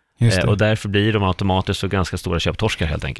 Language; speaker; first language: Swedish; native; Swedish